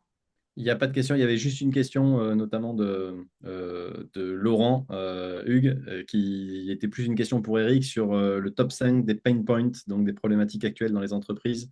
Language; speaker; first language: French; native; French